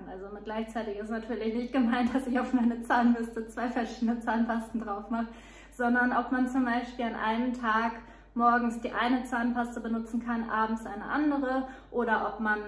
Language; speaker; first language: German; native; German